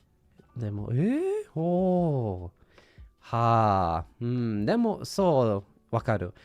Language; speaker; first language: Japanese; non-native, learner; English